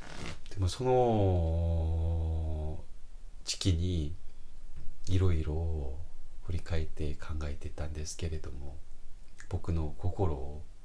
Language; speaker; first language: Japanese; non-native, fluent; Korean